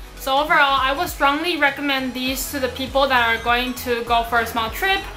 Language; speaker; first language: English; non-native, fluent; Chinese